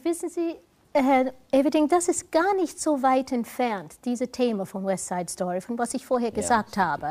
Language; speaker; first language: German; non-native, fluent; English